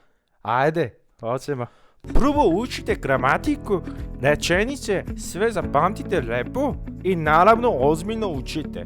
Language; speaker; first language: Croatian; non-native, fluent; Korean